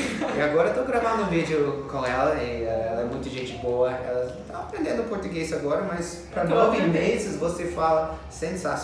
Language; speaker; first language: Portuguese; non-native, fluent; English